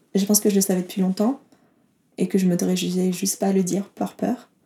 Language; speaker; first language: French; native; French